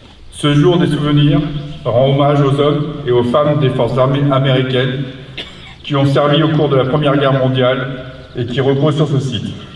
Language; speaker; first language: French; native; French